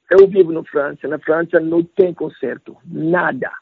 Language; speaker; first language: Portuguese; non-native, learner; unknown